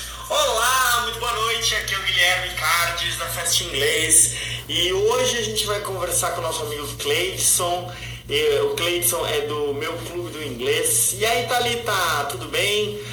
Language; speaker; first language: Portuguese; native; Portuguese